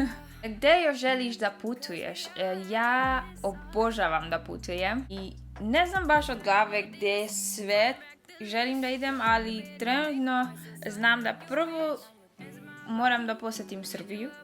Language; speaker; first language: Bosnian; early bilingual, heritage; Dutch